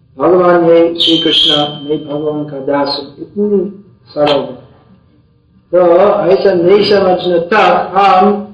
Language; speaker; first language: Hindi; non-native, fluent; English